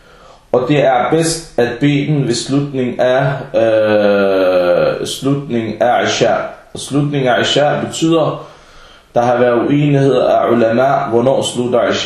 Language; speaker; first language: Danish; early bilingual, other home language; Arabic